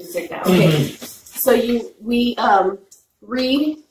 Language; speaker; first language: English; native; English